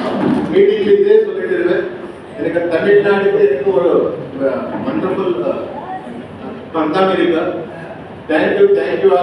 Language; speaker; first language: Tamil; non-native, learner; Kannada